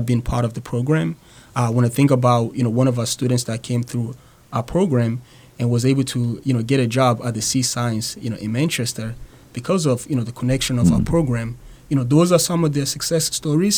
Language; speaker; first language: English; non-native, fluent; Rundi